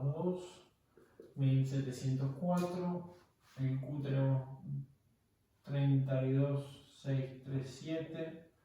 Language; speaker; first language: Spanish; native; Spanish